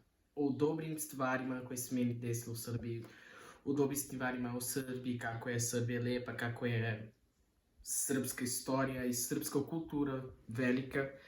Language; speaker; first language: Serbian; non-native, learner; Portuguese